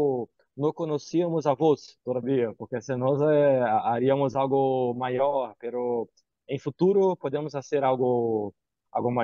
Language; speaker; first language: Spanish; non-native, learner; Portuguese